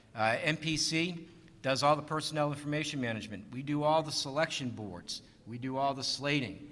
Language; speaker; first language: English; native; English